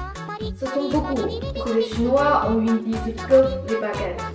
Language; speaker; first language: French; non-native, learner; Chinese